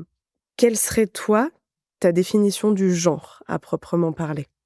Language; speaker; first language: French; native; French